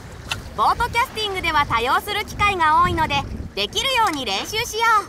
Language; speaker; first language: Japanese; native; Japanese